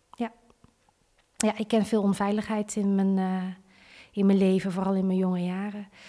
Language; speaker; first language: Dutch; early bilingual, other home language; Vietnamese